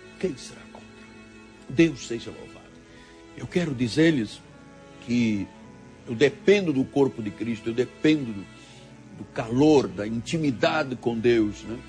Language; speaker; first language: Portuguese; native; Portuguese